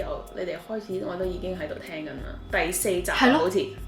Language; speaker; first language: Cantonese; early bilingual, heritage; Cantonese